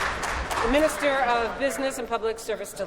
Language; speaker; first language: English; native; English